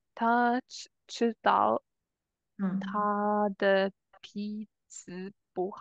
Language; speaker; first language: Chinese; non-native, learner; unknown